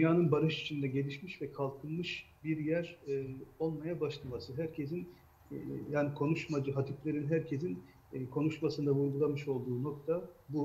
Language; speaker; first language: Turkish; native; Turkish